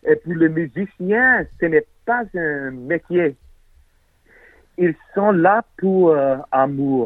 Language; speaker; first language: French; non-native, learner; English